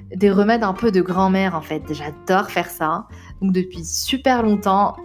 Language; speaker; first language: French; non-native, local second language; Arabic